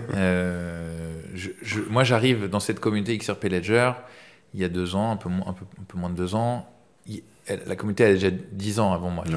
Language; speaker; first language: French; native; French